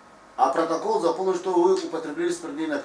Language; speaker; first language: Russian; non-native, fluent; Tajik